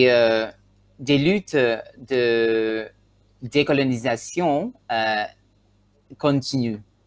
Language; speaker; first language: French; non-native, learner; Tswana